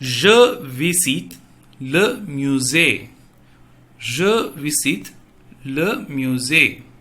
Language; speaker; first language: French; non-native, fluent; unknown